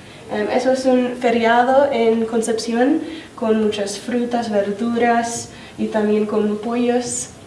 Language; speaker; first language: Spanish; non-native, fluent; English